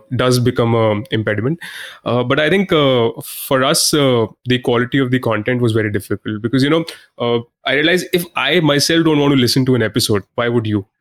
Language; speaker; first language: English; non-native, local second language; Hindi